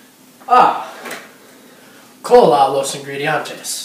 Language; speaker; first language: Spanish; non-native, learner; English